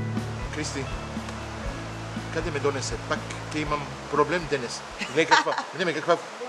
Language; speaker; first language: Macedonian; non-native, fluent; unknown